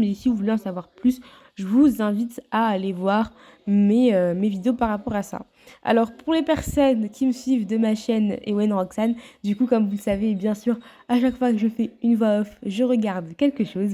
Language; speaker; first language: French; native; French